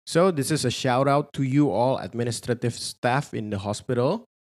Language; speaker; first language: English; non-native, fluent; Indonesian